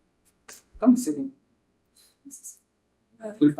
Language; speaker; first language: French; non-native, learner; Spanish